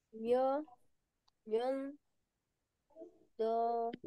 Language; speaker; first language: Korean; non-native, learner; Kyrgyz